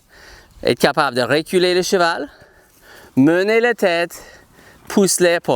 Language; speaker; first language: French; non-native, fluent; English